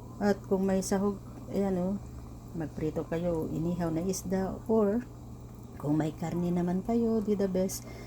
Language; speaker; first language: Filipino; non-native, local second language; Iloko